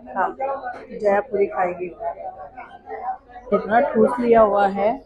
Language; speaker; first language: Hindi; non-native, local second language; Marathi